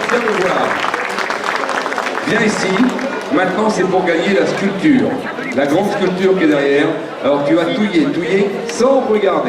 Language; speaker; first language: French; native; French